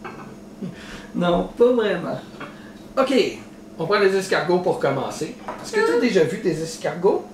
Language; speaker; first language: French; native; French